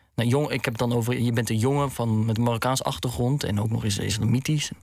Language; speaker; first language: Dutch; native; Dutch